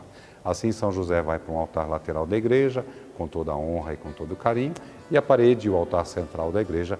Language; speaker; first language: Portuguese; native; Portuguese